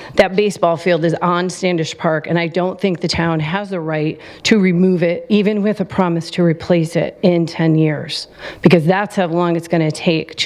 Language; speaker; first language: English; native; English